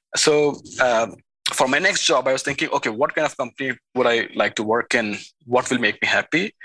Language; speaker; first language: English; non-native, local second language; Hindi